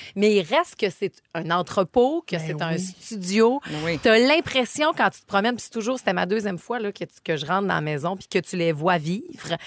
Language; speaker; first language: French; native; French